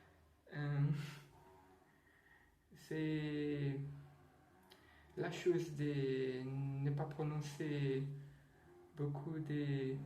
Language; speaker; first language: French; non-native, learner; Portuguese